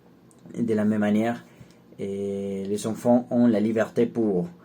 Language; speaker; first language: French; non-native, learner; Spanish